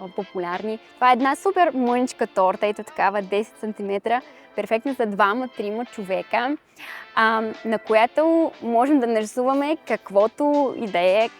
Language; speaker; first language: Bulgarian; non-native, fluent; Russian